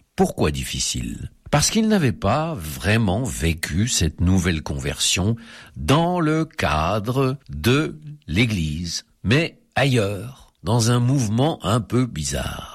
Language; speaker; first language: French; native; French